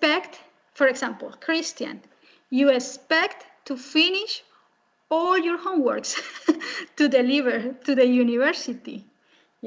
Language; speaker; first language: English; non-native, fluent; Spanish